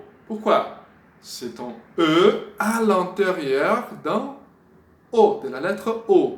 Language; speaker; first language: French; non-native, fluent; Portuguese